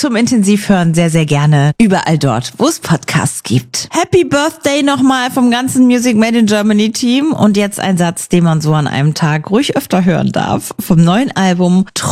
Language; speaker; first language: German; native; German